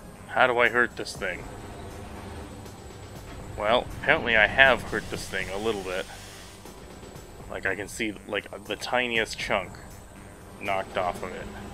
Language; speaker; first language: English; native; English